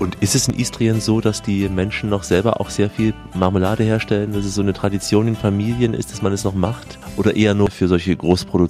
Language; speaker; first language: German; native; German